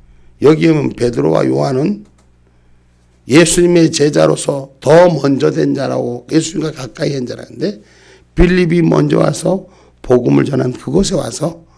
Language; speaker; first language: Korean; native; Korean